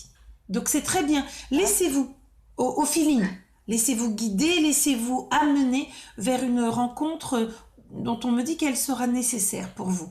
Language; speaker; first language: French; native; French